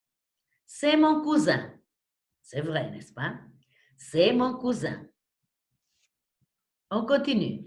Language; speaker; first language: French; non-native, fluent; Spanish